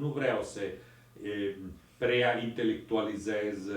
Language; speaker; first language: Romanian; non-native, learner; Italian